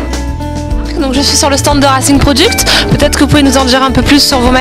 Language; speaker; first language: French; native; French